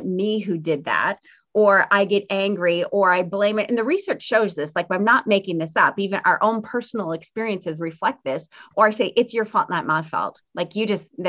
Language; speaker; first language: English; native; English